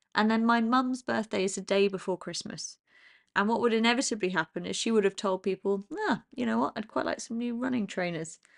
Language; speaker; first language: English; native; English